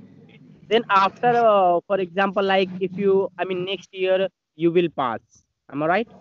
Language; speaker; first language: English; non-native, learner; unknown